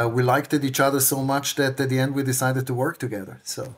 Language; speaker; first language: English; non-native, fluent; Hebrew